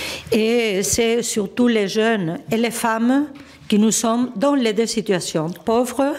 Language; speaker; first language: French; non-native, fluent; Spanish